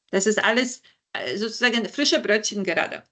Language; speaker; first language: German; non-native, fluent; Polish